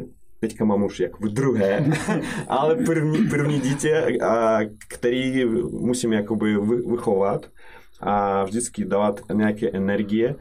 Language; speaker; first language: Czech; non-native, fluent; Russian